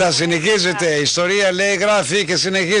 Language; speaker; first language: Greek; native; Greek